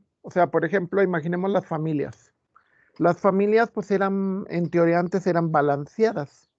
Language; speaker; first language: Spanish; native; Spanish